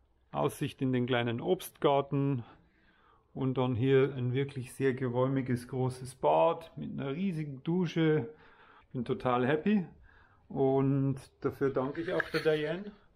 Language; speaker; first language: German; native; German